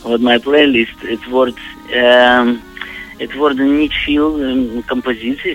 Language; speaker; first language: Dutch; non-native, fluent; Russian